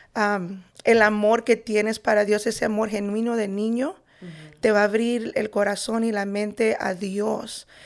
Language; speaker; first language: Spanish; early bilingual, heritage; Spanish